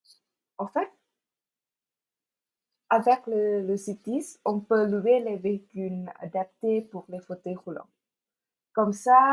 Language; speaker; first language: French; non-native, fluent; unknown